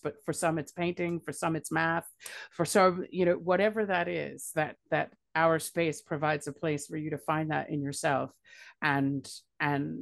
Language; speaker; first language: English; native; English